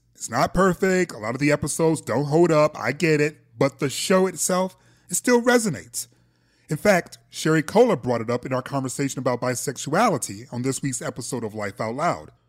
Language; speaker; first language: English; native; English